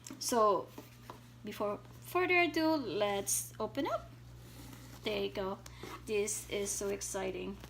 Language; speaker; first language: English; non-native, fluent; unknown